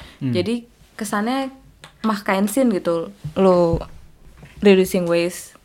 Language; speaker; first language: Indonesian; native; Indonesian